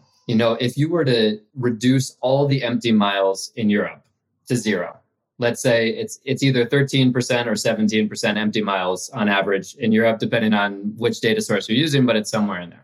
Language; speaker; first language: English; native; English